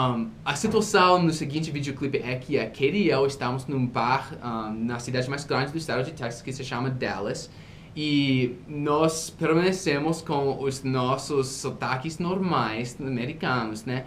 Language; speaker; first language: Portuguese; non-native, fluent; English